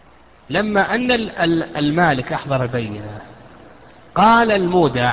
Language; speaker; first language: Arabic; native; Arabic